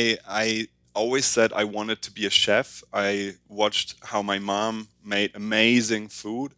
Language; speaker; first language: English; non-native, fluent; German